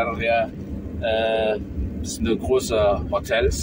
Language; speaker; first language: German; non-native, fluent; Indonesian